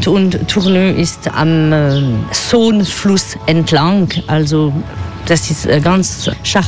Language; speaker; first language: German; non-native, fluent; French